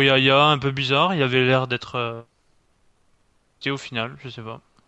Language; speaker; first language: French; native; French